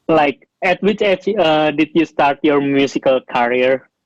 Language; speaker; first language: English; non-native, fluent; Indonesian